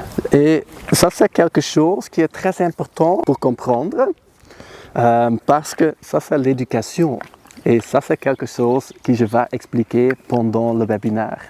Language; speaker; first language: French; non-native, learner; Dutch